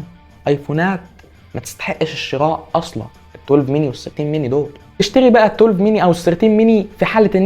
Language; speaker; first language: Arabic; native; Arabic